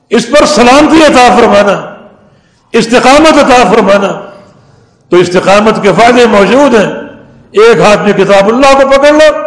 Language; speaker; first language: Urdu; native; Urdu